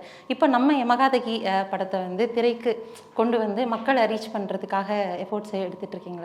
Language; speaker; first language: Tamil; native; Tamil